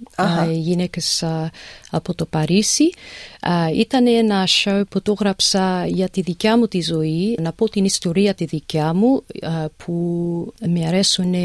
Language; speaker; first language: Greek; early bilingual, heritage; English